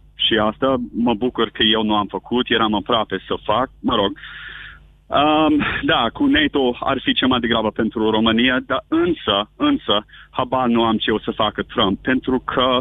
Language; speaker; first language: Romanian; non-native, fluent; English